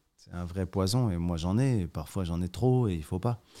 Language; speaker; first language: French; native; French